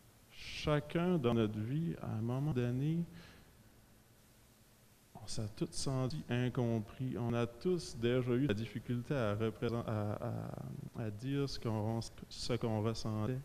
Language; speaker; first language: French; native; French